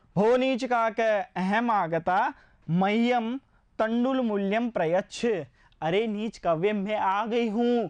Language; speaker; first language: Hindi; native; Hindi